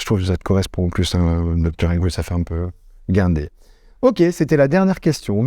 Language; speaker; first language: French; native; French